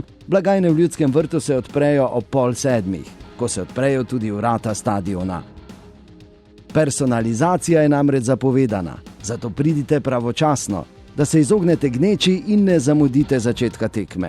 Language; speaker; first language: Slovenian; native; Slovenian